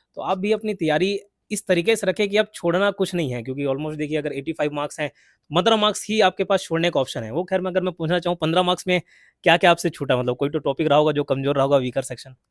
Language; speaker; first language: Hindi; native; Hindi